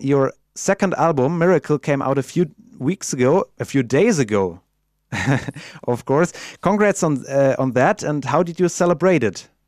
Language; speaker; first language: English; non-native, fluent; German